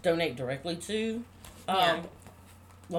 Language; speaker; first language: English; native; English